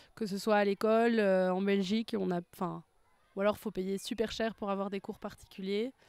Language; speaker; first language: French; native; French